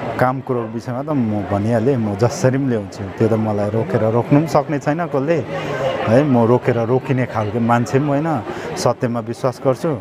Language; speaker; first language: Nepali; native; Nepali